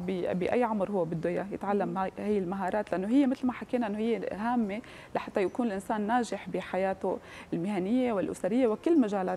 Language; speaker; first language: Arabic; native; Arabic